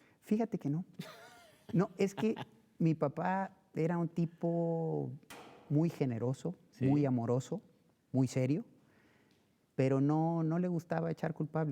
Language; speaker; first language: Spanish; native; Spanish